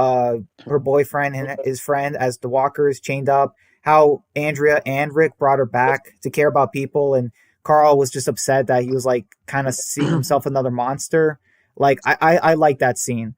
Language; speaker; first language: English; native; English